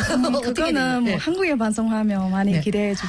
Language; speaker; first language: Korean; non-native, learner; Burmese